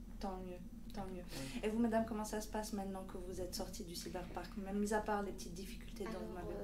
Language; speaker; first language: French; non-native, local second language; Arabic